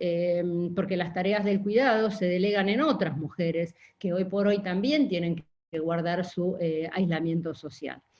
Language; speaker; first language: Spanish; native; Spanish